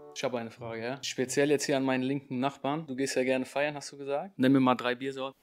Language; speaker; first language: German; native; German